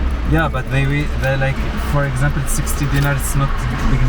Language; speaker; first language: English; non-native, learner; Arabic